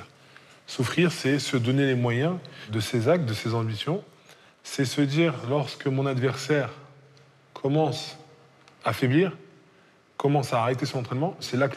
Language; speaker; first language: French; native; French